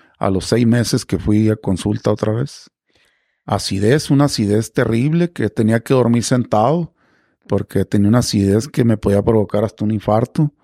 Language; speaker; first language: Spanish; native; Spanish